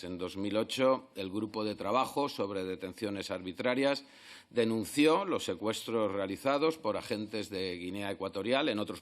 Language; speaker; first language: Spanish; native; Spanish